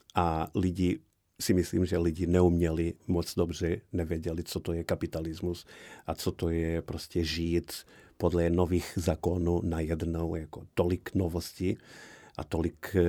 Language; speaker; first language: Czech; non-native, fluent; Portuguese